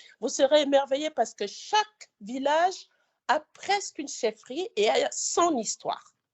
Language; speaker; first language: French; native; French